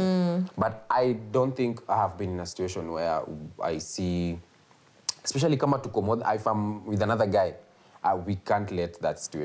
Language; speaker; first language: English; non-native, local second language; Swahili